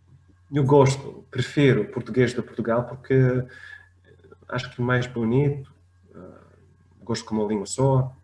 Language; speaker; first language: Portuguese; non-native, fluent; Arabic